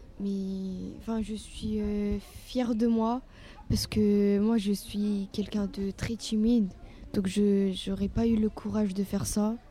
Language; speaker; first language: French; early bilingual, other home language; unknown